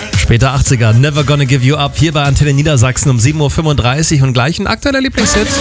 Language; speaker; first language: German; native; German